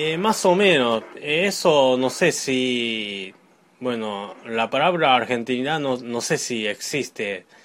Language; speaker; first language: Spanish; non-native, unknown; Japanese